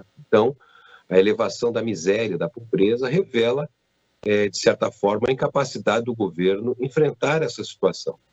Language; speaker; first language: Portuguese; native; Portuguese